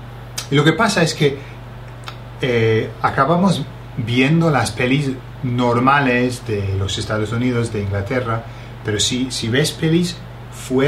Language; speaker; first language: Spanish; non-native, fluent; English